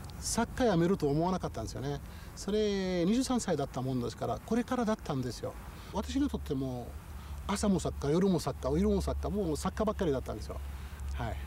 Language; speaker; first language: Japanese; non-native, fluent; Arabic